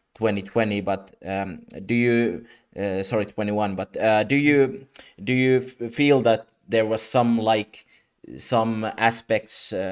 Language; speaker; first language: English; non-native, fluent; Finnish